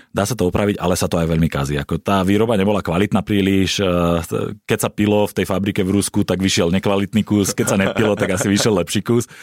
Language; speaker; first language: Slovak; native; Slovak